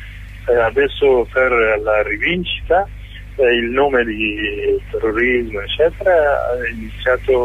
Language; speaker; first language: Italian; non-native, learner; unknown